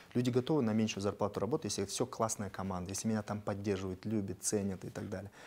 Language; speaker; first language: Russian; native; Russian